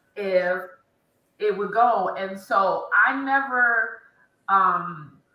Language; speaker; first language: English; native; English